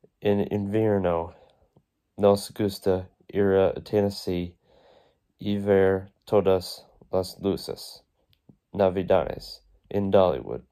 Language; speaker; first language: Spanish; non-native, learner; English